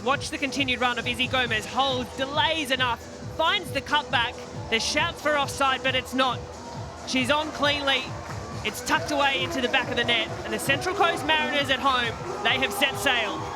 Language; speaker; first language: English; native; English